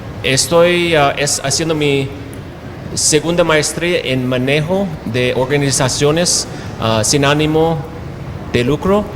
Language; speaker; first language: Spanish; non-native, fluent; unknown